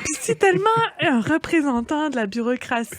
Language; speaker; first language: French; native; French